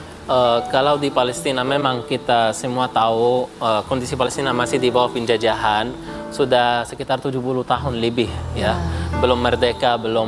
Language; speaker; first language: Indonesian; non-native, fluent; Arabic